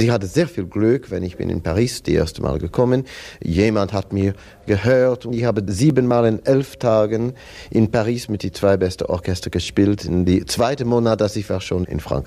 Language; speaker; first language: German; non-native, fluent; English